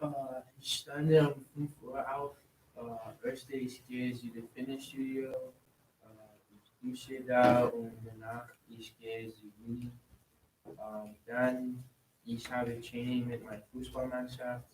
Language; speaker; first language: German; non-native, learner; English